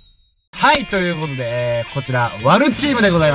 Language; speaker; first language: Japanese; native; Japanese